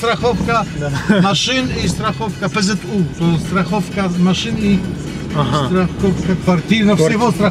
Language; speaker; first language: Russian; non-native, learner; Polish